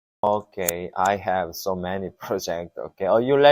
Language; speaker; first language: English; non-native, learner; Korean